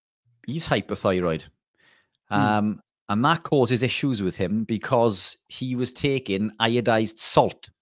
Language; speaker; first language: English; native; English